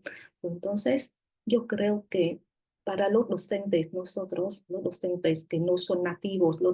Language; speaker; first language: Spanish; non-native, fluent; Vietnamese